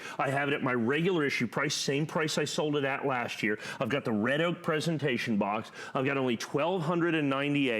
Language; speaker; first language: English; native; English